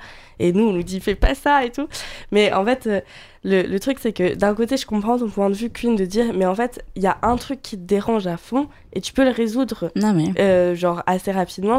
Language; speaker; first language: French; native; French